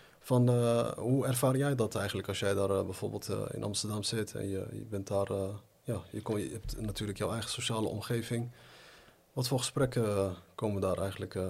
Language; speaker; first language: Dutch; native; Dutch